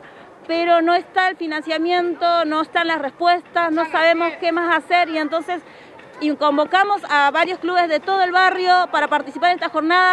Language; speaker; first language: Spanish; native; Spanish